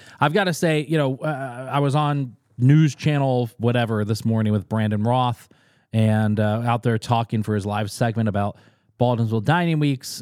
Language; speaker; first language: English; native; English